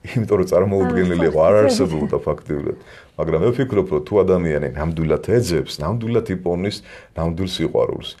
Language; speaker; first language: Georgian; native; Georgian